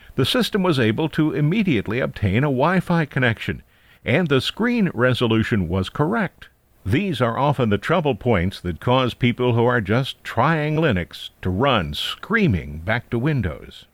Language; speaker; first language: English; native; English